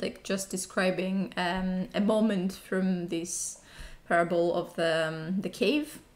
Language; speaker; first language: English; non-native, fluent; Greek